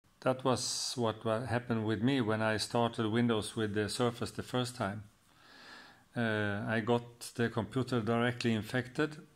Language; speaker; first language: English; non-native, fluent; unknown